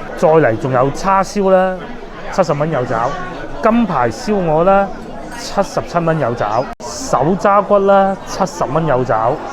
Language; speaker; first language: Cantonese; native; Cantonese